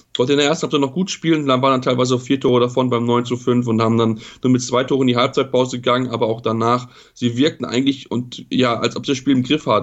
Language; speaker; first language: German; native; German